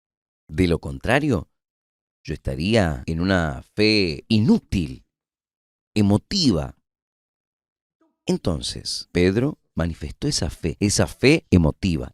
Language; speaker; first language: Spanish; non-native, fluent; Portuguese